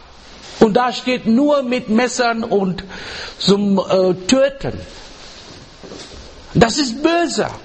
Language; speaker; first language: German; non-native, learner; English